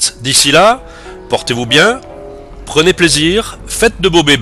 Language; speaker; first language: French; native; French